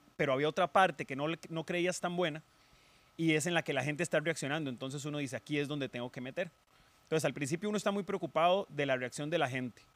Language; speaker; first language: Spanish; native; Spanish